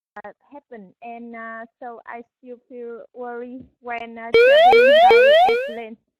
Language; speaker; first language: English; non-native, learner; Vietnamese